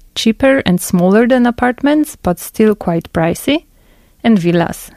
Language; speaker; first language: English; non-native, fluent; Polish